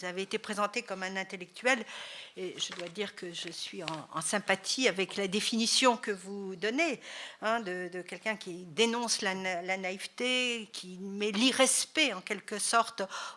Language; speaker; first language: French; native; French